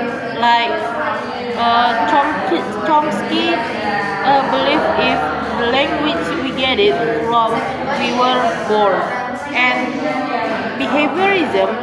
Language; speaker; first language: English; non-native, learner; Indonesian